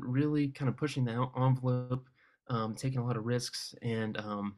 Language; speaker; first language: English; native; English